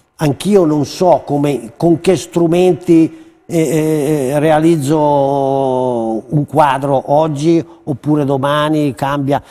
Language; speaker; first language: Italian; native; Italian